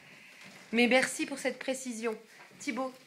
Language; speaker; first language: French; native; French